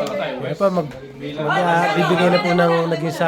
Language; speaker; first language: Filipino; native; Filipino